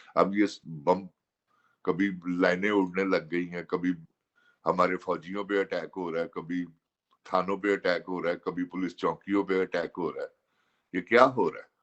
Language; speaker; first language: Urdu; non-native, local second language; Punjabi